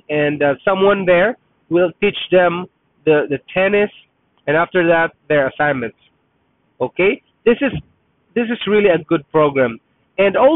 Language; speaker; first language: English; non-native, local second language; Filipino